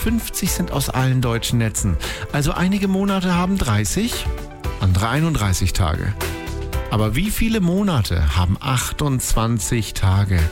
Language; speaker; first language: German; native; German